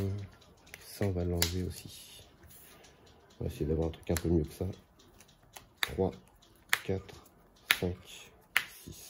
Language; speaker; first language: French; native; French